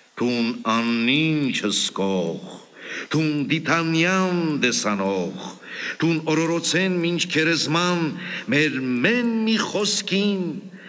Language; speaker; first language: Armenian; native; Armenian